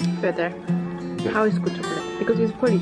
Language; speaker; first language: English; non-native, learner; Korean